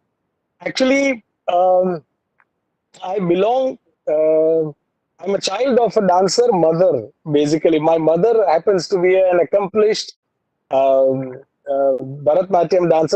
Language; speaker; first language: English; non-native, local second language; Gujarati